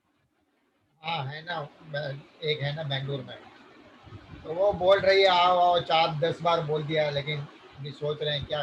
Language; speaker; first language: Hindi; native; Hindi